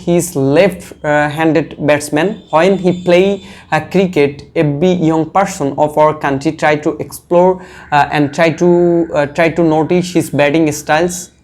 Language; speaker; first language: English; non-native, learner; Bangla